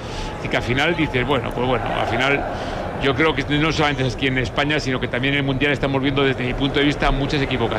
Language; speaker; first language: Spanish; native; Spanish